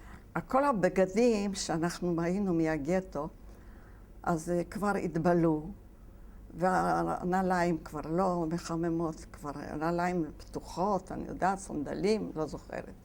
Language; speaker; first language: Hebrew; non-native, fluent; Polish